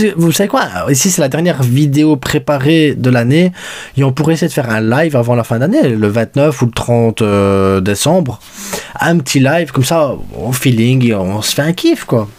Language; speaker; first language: French; early bilingual, other home language; Spanish